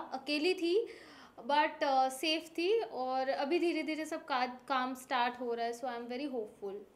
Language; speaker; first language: Hindi; non-native, local second language; Bangla